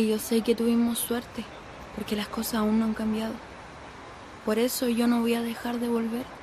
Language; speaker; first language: Spanish; native; Spanish